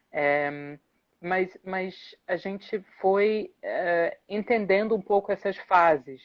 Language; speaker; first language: Portuguese; non-native, fluent; English